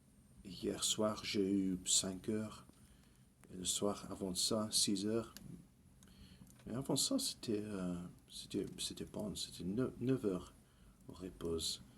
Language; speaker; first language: French; early bilingual, heritage; English